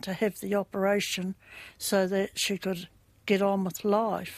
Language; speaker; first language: English; native; English